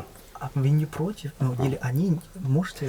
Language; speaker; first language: Russian; non-native, learner; Chinese